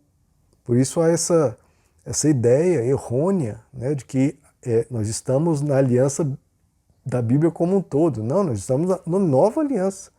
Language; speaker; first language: Portuguese; native; Portuguese